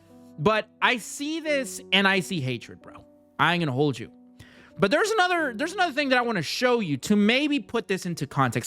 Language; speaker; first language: English; native; English